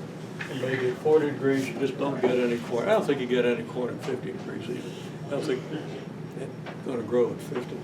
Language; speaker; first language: English; native; English